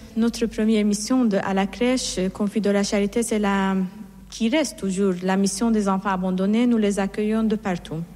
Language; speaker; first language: French; non-native, fluent; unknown